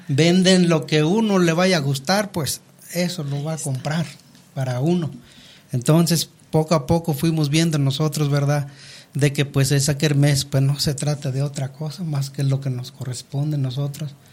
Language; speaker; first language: Spanish; non-native, local second language; Nahuatl languages